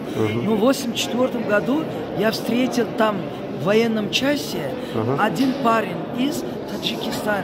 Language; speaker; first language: Russian; non-native, local second language; Uzbek